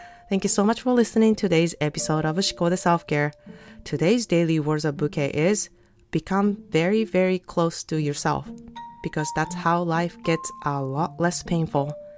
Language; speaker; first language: English; non-native, fluent; Japanese